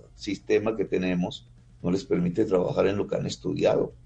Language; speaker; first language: Spanish; native; Spanish